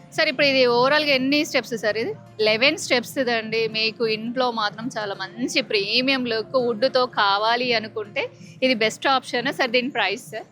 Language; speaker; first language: Telugu; non-native, local second language; Urdu